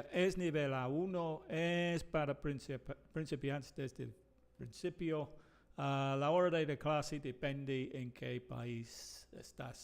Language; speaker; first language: Spanish; non-native, fluent; English